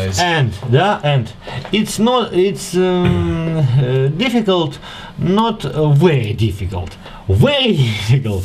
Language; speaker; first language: English; non-native, learner; Russian